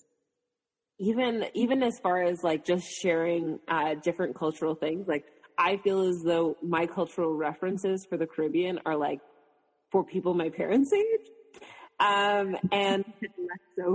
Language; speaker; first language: English; native; English